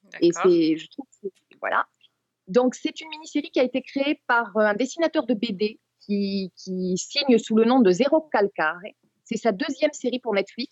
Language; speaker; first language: French; native; French